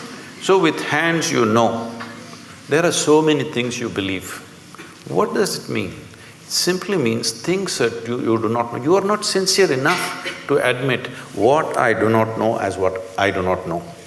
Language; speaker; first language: English; non-native, local second language; Kannada